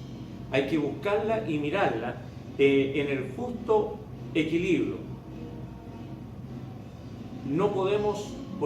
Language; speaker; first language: Spanish; native; Spanish